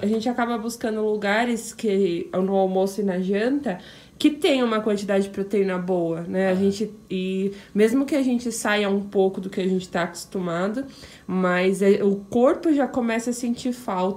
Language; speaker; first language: Portuguese; native; Portuguese